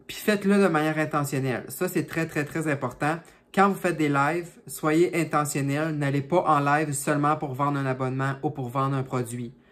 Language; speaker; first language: French; native; French